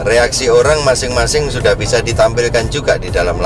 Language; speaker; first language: Indonesian; native; Indonesian